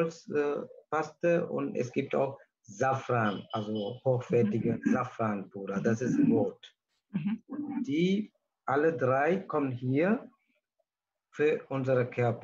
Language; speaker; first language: German; non-native, learner; Tamil